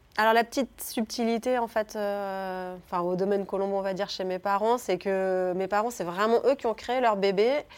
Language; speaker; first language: French; native; French